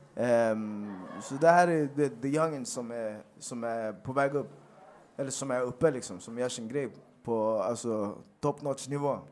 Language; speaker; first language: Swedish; native; Swedish